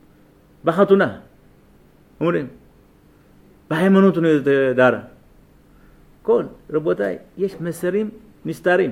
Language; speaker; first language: Hebrew; non-native, fluent; Amharic